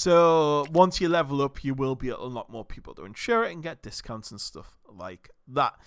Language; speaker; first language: English; native; English